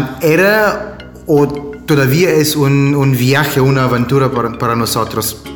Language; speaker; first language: Spanish; non-native, learner; German